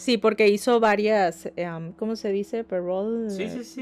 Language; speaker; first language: Spanish; native; Spanish